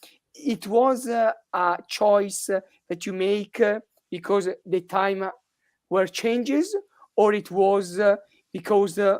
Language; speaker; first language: English; non-native, learner; Italian